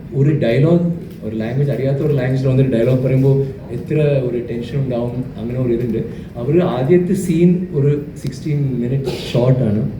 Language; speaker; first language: Malayalam; non-native, fluent; Tamil